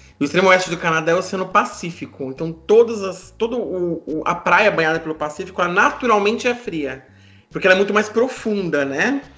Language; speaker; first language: Portuguese; native; Portuguese